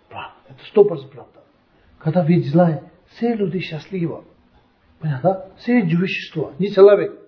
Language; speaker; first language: Russian; non-native, learner; Tibetan